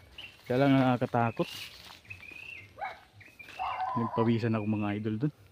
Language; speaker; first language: Filipino; native; Filipino